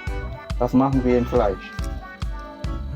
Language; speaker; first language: German; non-native, learner; English